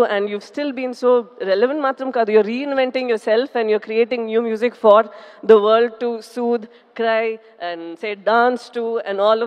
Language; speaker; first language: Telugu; non-native, local second language; Tamil